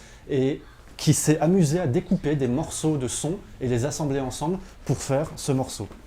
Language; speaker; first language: French; native; French